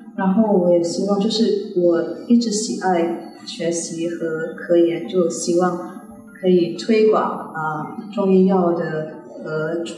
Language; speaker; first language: Chinese; non-native, local second language; Malay